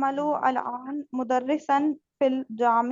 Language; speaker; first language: Arabic; non-native, learner; Urdu